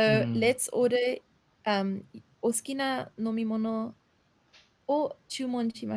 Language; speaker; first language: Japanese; non-native, learner; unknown